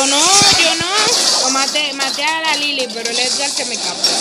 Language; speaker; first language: Spanish; native; Spanish